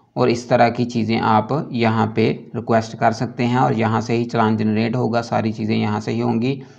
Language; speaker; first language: Urdu; non-native, local second language; Punjabi